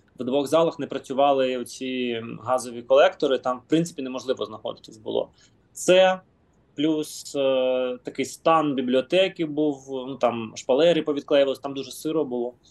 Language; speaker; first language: Ukrainian; non-native, local second language; Russian